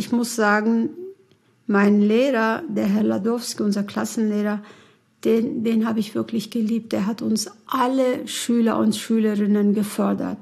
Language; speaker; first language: German; early bilingual, other home language; Turkish